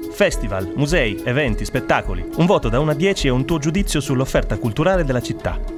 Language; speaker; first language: Italian; native; Italian